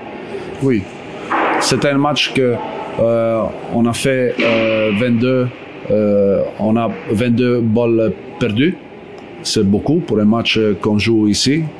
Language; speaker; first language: French; non-native, fluent; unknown